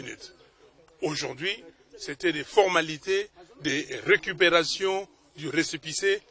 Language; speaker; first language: French; non-native, local second language; Lingala